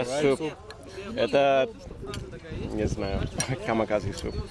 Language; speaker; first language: Russian; non-native, learner; English